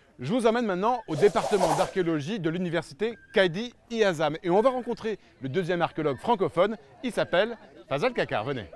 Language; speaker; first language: French; native; French